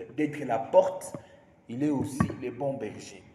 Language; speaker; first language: French; non-native, local second language; Swahili